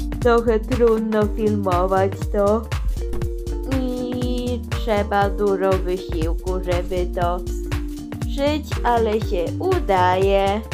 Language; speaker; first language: Polish; early bilingual, heritage; Polish